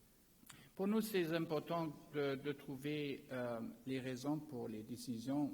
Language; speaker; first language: French; non-native, learner; German